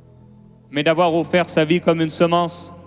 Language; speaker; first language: French; native; French